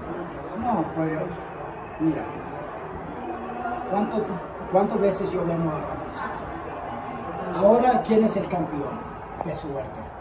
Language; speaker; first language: Spanish; early bilingual, heritage; English